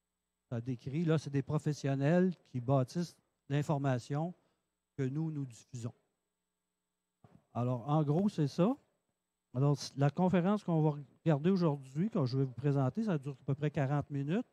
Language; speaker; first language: French; native; French